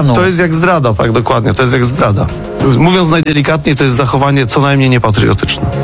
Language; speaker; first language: Polish; native; Polish